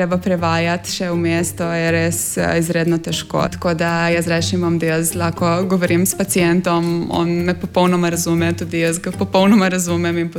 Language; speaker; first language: Slovenian; non-native, fluent; Hungarian